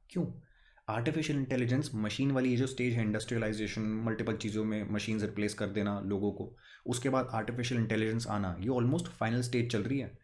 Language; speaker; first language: Hindi; native; Hindi